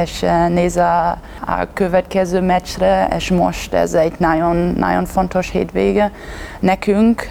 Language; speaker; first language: Hungarian; non-native, learner; German